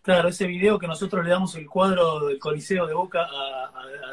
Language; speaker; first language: Spanish; native; Spanish